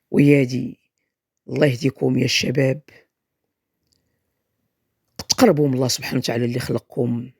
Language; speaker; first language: Arabic; native; Arabic